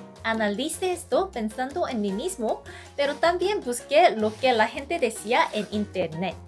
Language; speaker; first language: Spanish; non-native, fluent; Korean